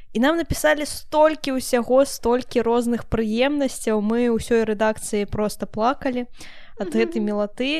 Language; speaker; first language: Belarusian; non-native, local second language; Russian